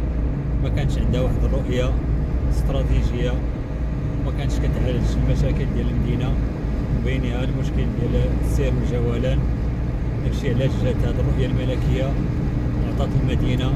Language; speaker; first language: Arabic; native; Arabic